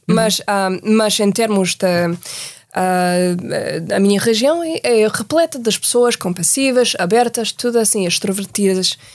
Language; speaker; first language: Portuguese; non-native, fluent; English